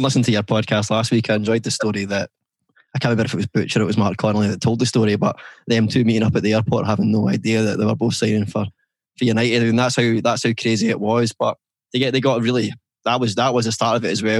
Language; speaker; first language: English; native; English